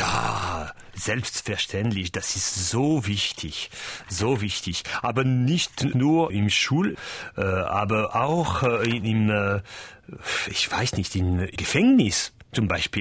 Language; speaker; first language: German; non-native, learner; French